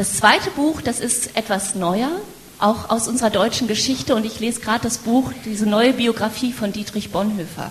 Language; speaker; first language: German; native; German